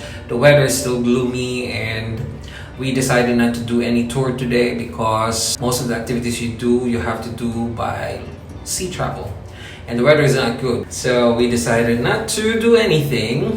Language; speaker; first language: English; non-native, local second language; Filipino